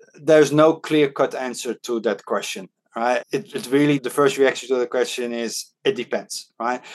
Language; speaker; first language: English; non-native, fluent; Dutch